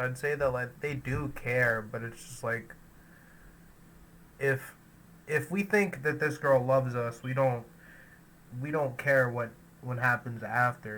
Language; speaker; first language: English; native; English